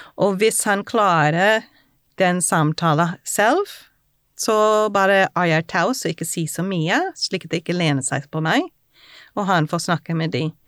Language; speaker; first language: Norwegian; non-native, fluent; English